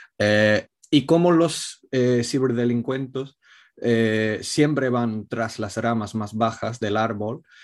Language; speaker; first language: Spanish; non-native, fluent; Italian